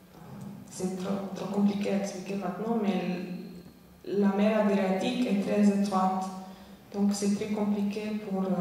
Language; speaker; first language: French; non-native, fluent; Slovenian